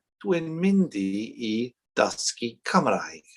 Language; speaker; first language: Welsh; non-native, learner; English